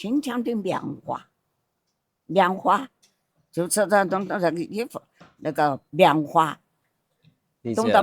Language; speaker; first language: Chinese; native; Chinese